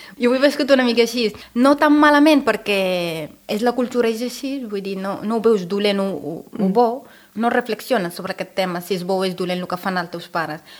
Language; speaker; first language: Catalan; non-native, fluent; Arabic